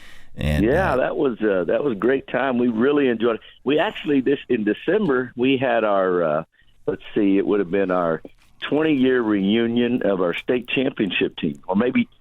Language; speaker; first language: English; native; English